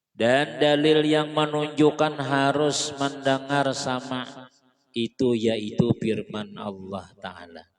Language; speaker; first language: Indonesian; non-native, local second language; Banjar